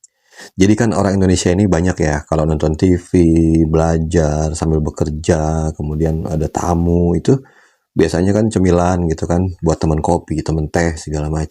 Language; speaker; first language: Indonesian; native; Indonesian